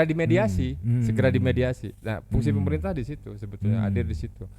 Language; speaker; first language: Indonesian; non-native, local second language; Javanese